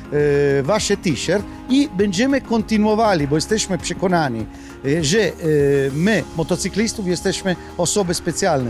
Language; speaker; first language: Polish; non-native, learner; Italian